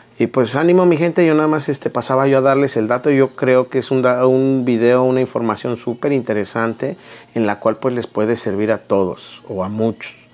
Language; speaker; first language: Spanish; native; Spanish